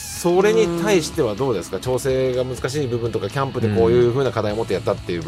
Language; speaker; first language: Japanese; native; Japanese